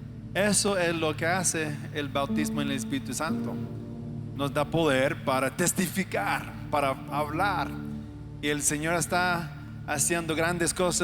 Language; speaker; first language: Spanish; non-native, fluent; English